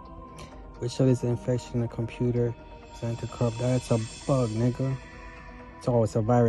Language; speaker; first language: English; native; English